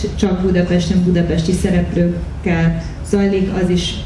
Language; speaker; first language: Hungarian; early bilingual, heritage; Hungarian